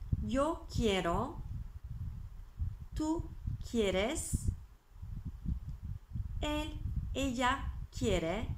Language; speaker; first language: Spanish; non-native, fluent; Turkish